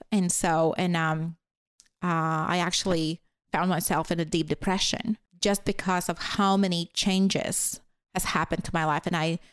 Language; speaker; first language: English; non-native, fluent; Latvian